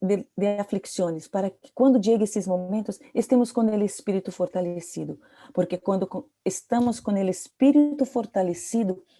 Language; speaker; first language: Portuguese; non-native, learner; Spanish